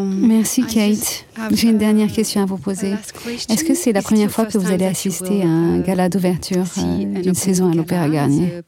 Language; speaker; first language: French; native; French